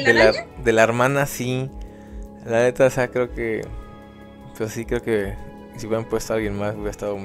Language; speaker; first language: Spanish; native; Spanish